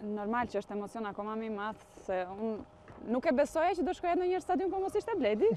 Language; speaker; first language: Albanian; native; Albanian